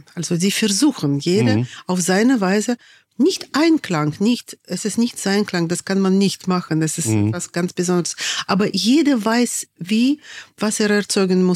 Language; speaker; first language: German; non-native, fluent; Russian